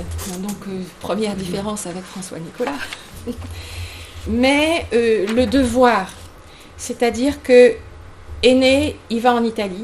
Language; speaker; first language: French; native; French